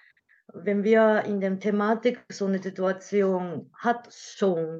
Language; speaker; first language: German; non-native, learner; Japanese